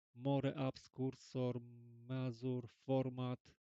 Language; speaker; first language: English; non-native, learner; Polish